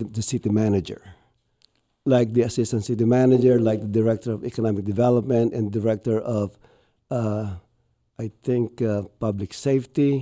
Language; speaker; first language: English; non-native, local second language; Filipino